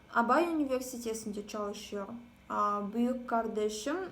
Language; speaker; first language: Turkish; non-native, learner; Kazakh